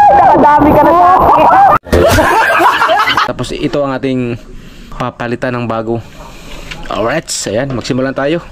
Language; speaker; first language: Filipino; non-native, local second language; Cebuano